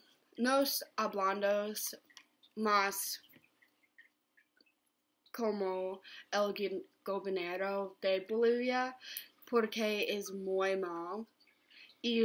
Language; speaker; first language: Spanish; non-native, learner; English